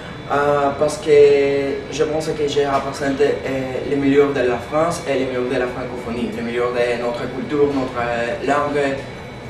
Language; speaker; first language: French; non-native, learner; Spanish